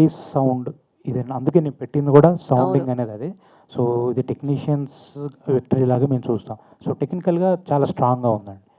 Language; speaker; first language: Telugu; native; Telugu